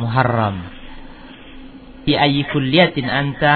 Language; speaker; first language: Arabic; non-native, fluent; Indonesian